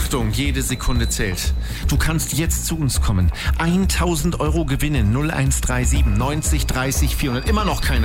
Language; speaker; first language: German; native; German